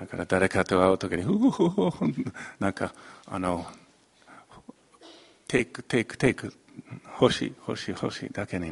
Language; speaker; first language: Japanese; non-native, fluent; English